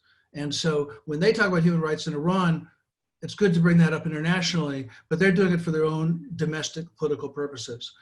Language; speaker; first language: English; native; English